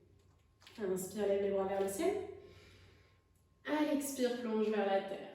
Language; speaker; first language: French; native; French